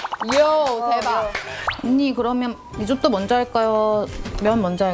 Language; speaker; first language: Korean; native; Korean